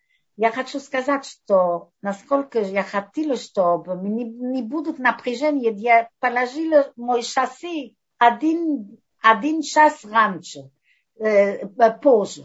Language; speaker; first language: Russian; non-native, fluent; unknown